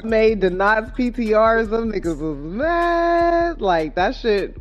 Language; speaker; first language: English; native; English